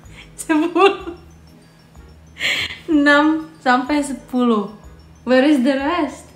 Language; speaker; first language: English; non-native, fluent; Indonesian